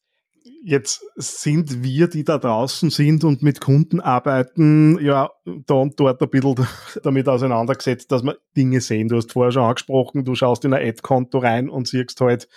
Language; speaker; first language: German; native; German